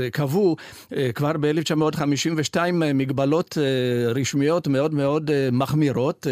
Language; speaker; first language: Hebrew; non-native, fluent; Italian